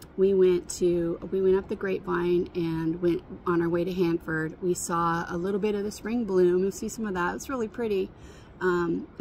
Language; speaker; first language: English; native; English